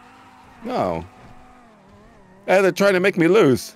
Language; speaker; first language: English; native; English